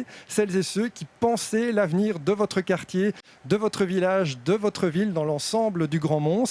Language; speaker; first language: French; native; French